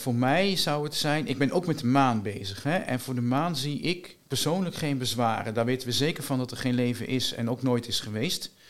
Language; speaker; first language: Dutch; native; Dutch